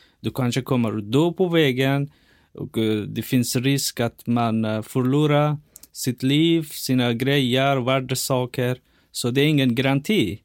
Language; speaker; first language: Swedish; non-native, fluent; Persian